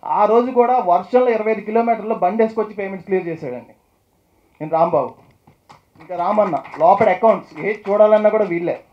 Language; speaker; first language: Telugu; native; Telugu